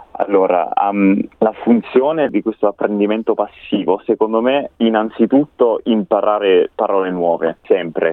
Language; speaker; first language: Italian; non-native, fluent; English